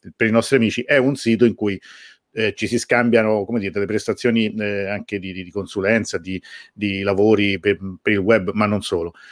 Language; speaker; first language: Italian; native; Italian